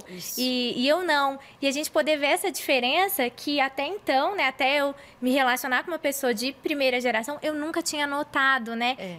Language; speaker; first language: Portuguese; native; Portuguese